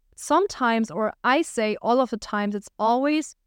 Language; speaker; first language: English; non-native, fluent; German